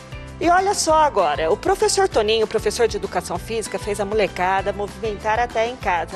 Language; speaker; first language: Portuguese; native; Portuguese